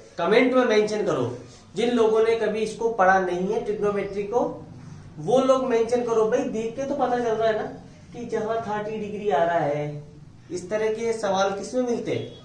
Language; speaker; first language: Hindi; native; Hindi